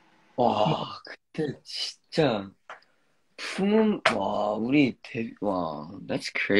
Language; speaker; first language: Korean; early bilingual, heritage; English